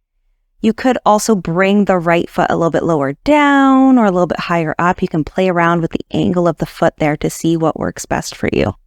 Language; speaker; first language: English; native; English